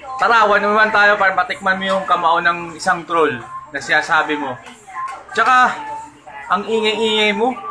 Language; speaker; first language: Filipino; non-native, local second language; Cebuano